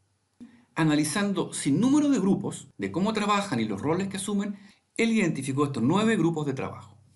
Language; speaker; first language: Spanish; native; Spanish